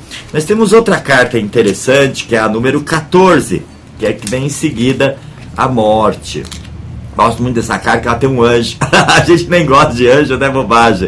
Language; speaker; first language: Portuguese; native; Portuguese